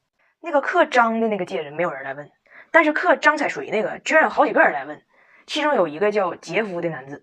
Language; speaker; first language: Chinese; native; Chinese